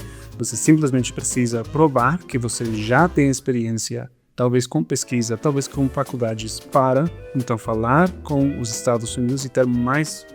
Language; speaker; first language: Portuguese; non-native, fluent; Spanish